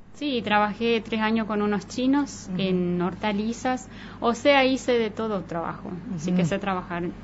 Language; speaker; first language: Spanish; native; Spanish